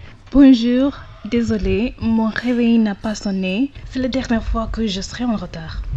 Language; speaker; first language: French; non-native, learner; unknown